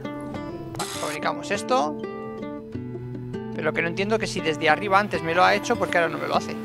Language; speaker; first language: Spanish; native; Spanish